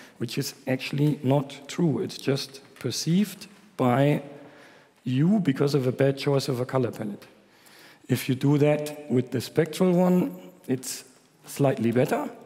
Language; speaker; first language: English; non-native, fluent; German